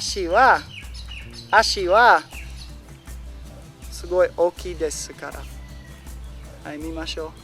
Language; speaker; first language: Japanese; non-native, learner; English